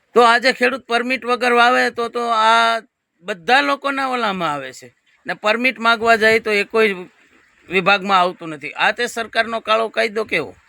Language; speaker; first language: Gujarati; native; Gujarati